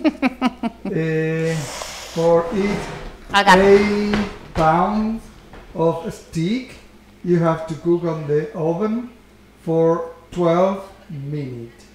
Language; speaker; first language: English; non-native, learner; Spanish